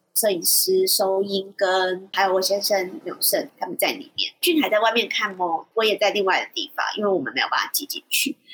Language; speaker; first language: Chinese; native; Chinese